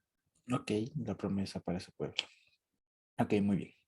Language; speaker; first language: Spanish; native; Spanish